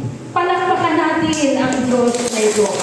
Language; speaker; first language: Filipino; native; Filipino